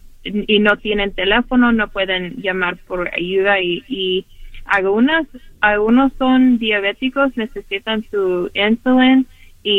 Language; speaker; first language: Spanish; early bilingual, heritage; Spanish